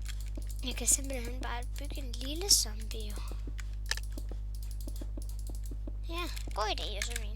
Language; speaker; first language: Danish; native; Danish